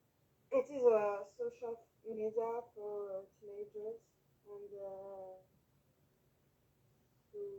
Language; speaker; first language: English; non-native, learner; French